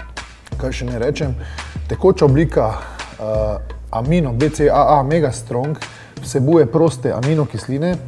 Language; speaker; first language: Slovenian; native; Slovenian